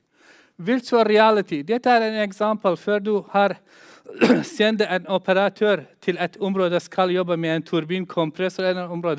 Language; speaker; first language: Norwegian; non-native, fluent; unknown